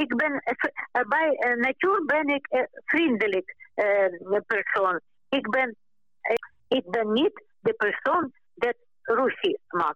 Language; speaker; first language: Dutch; non-native, local second language; Ukrainian